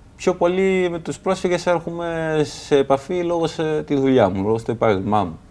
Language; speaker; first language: Greek; non-native, fluent; Kurdish